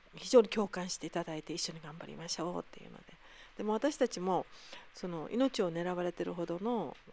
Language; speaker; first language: Japanese; native; Japanese